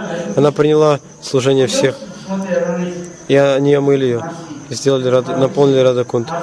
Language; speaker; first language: Russian; non-native, fluent; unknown